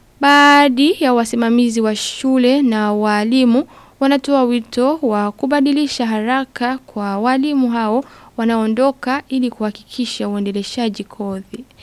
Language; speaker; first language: Swahili; non-native, local second language; Rundi